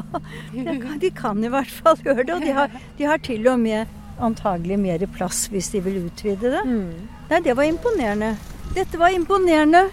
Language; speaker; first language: Norwegian; native; Norwegian